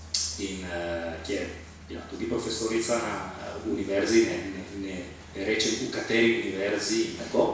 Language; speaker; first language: Slovenian; non-native, fluent; Italian